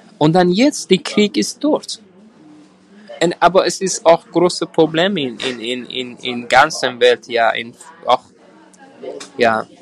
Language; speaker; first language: German; non-native, learner; Persian